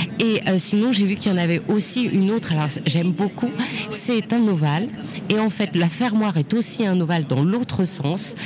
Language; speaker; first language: French; native; French